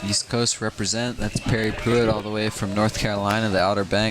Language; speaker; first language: English; native; English